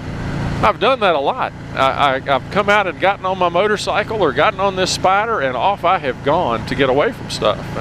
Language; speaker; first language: English; native; English